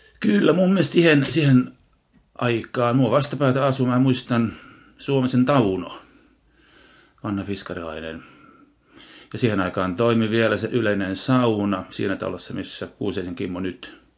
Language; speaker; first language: Finnish; native; Finnish